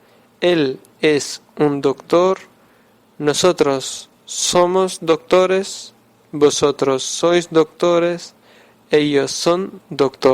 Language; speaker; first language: Spanish; non-native, fluent; Urdu